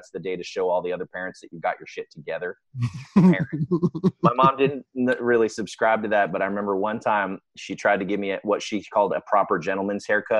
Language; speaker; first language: English; native; English